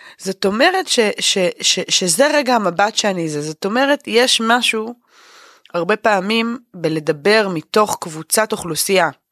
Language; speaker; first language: Hebrew; native; Hebrew